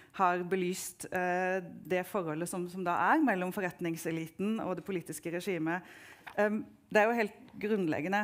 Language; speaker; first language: Norwegian; native; Norwegian